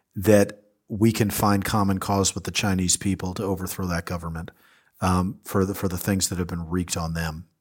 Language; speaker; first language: English; native; English